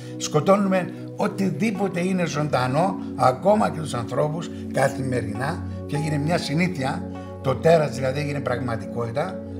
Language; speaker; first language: Greek; early bilingual, heritage; Greek